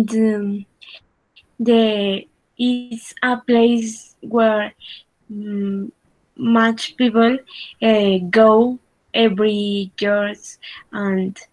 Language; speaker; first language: English; non-native, learner; Spanish